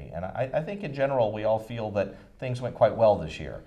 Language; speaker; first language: English; native; English